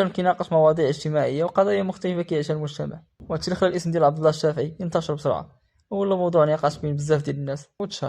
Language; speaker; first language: Arabic; native; Arabic